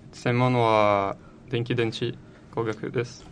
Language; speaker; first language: Japanese; non-native, learner; French